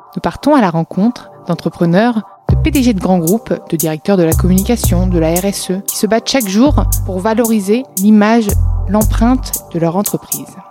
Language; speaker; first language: French; native; French